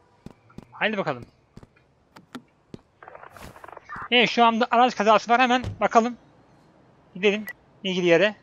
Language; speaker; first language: Turkish; native; Turkish